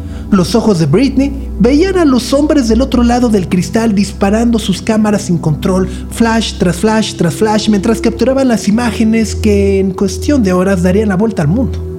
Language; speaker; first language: Spanish; native; Spanish